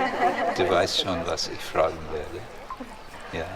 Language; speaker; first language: German; non-native, fluent; English